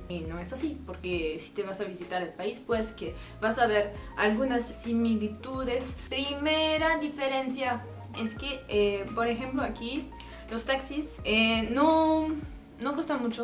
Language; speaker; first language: Spanish; non-native, learner; French